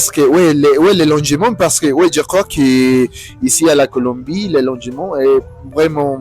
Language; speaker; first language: French; non-native, learner; Spanish